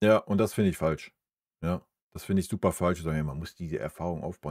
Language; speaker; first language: German; native; German